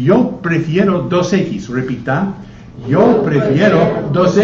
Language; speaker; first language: Spanish; non-native, fluent; English